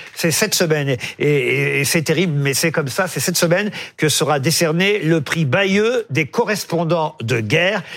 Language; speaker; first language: French; native; French